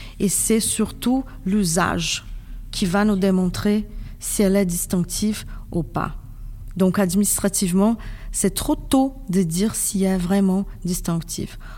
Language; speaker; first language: French; non-native, fluent; Portuguese